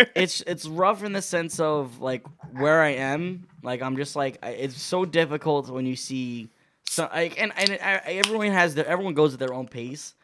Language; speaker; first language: English; native; English